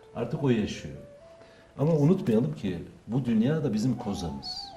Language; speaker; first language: Turkish; native; Turkish